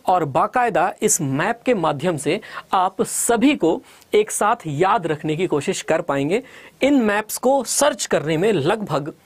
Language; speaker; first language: Hindi; native; Hindi